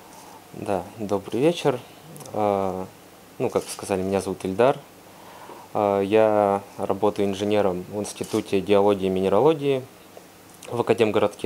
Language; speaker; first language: Russian; native; Russian